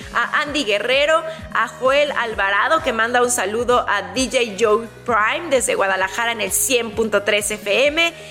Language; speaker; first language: Spanish; native; Spanish